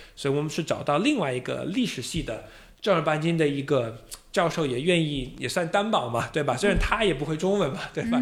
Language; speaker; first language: Chinese; non-native, fluent; English